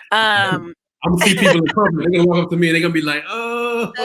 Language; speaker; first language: English; native; English